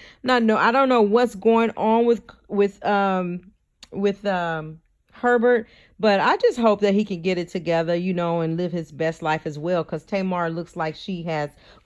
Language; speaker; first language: English; native; English